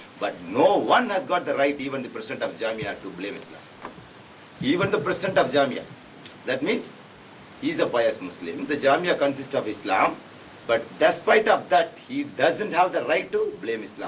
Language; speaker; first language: English; non-native, local second language; Tamil